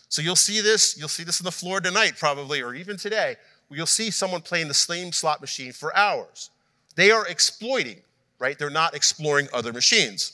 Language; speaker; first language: English; native; English